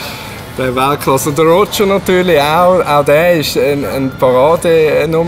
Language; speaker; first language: German; native; German